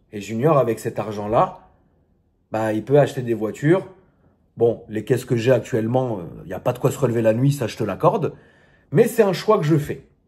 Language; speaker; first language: French; native; French